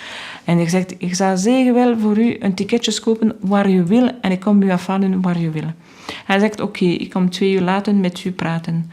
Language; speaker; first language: Dutch; non-native, learner; French